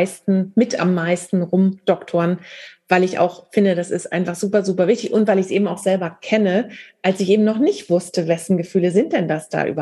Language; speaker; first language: German; native; German